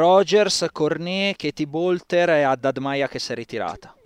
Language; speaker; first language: Italian; native; Italian